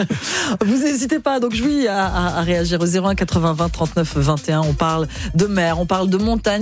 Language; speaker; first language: French; native; French